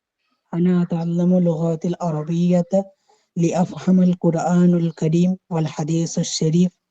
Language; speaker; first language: Arabic; non-native, learner; Bangla